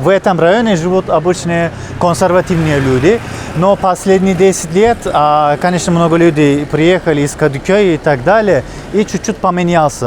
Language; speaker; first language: Russian; non-native, fluent; Turkish